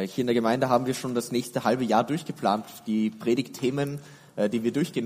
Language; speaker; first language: German; native; German